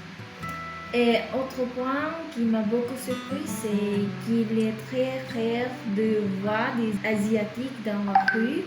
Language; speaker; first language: French; non-native, fluent; Korean